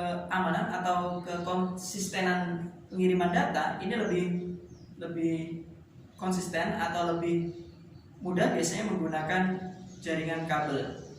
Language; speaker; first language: Indonesian; native; Indonesian